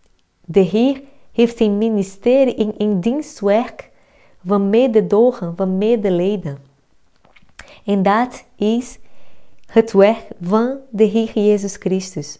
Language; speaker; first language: Dutch; non-native, fluent; Portuguese